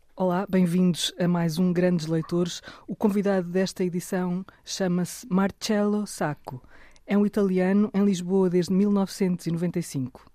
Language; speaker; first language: Portuguese; native; Portuguese